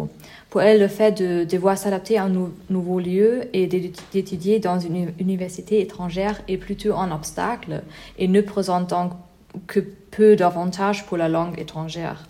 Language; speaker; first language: French; non-native, fluent; German